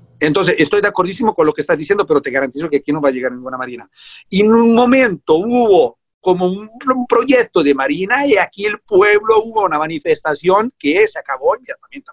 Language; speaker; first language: Spanish; non-native, fluent; Italian